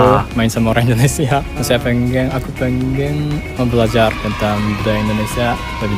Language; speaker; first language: Indonesian; non-native, learner; Japanese